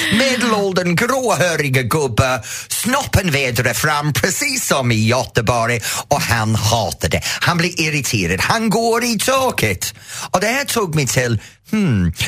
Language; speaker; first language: Swedish; non-native, fluent; English